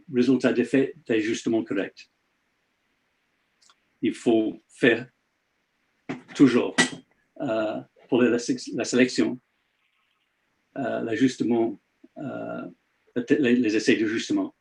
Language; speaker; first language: French; non-native, learner; English